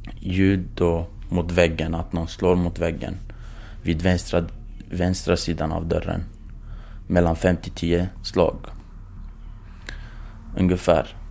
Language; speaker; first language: Swedish; non-native, fluent; Kurdish